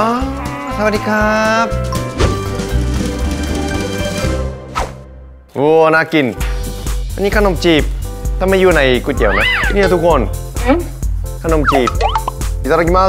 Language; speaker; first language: Thai; non-native, fluent; Japanese